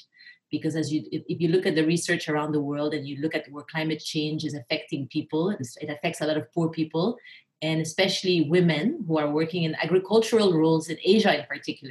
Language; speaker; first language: English; non-native, local second language; French